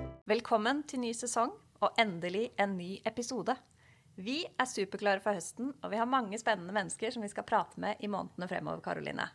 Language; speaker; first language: Norwegian; native; Norwegian